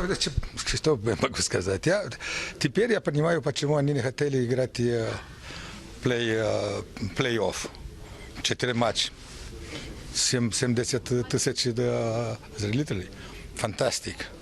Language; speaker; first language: Russian; non-native, learner; Romanian